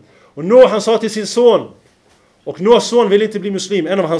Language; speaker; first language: Swedish; non-native, fluent; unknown